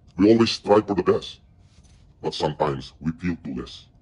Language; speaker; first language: English; non-native, local second language; Filipino